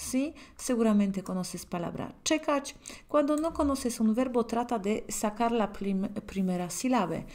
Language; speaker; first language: Spanish; non-native, fluent; Polish